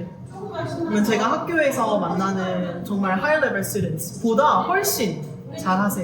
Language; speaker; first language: Korean; native; Korean